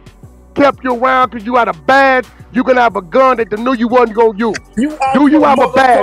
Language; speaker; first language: English; native; English